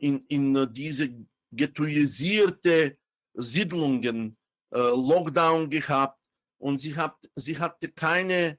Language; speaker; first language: German; non-native, fluent; Romany